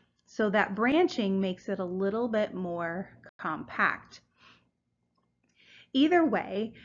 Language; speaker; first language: English; native; English